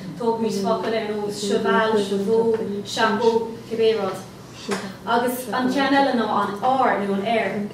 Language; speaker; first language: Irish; non-native, local second language; English